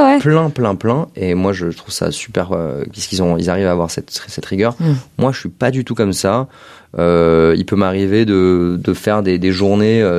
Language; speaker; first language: French; native; French